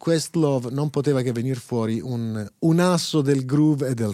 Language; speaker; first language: Italian; native; Italian